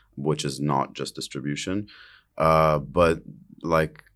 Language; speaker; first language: English; early bilingual, other home language; Arabic